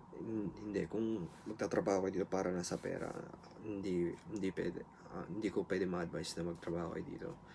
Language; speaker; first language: Filipino; native; Filipino